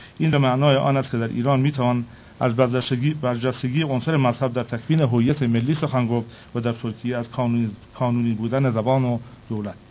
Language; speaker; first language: Persian; non-native, local second language; Kurdish